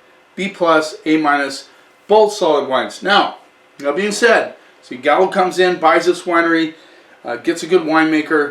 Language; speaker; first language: English; native; English